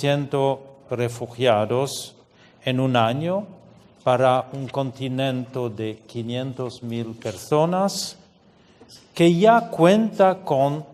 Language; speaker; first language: Spanish; non-native, fluent; French